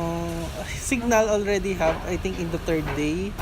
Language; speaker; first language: English; non-native, learner; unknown